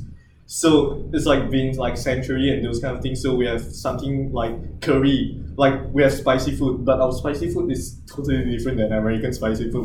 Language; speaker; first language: English; non-native, local second language; Chinese